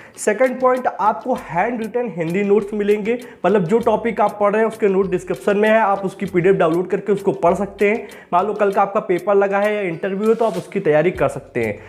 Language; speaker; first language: Hindi; native; Hindi